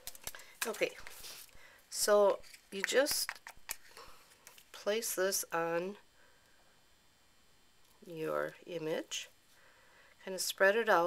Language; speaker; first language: English; native; English